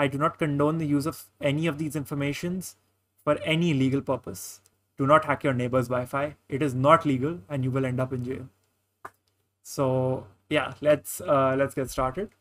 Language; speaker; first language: English; non-native, local second language; Hindi